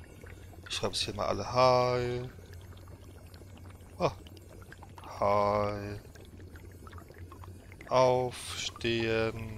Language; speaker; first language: German; native; German